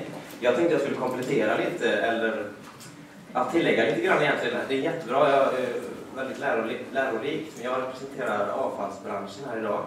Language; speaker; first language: Swedish; native; Swedish